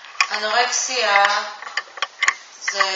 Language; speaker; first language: Hebrew; non-native, fluent; Japanese